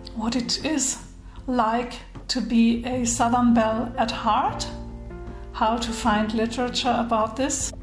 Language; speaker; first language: English; non-native, fluent; German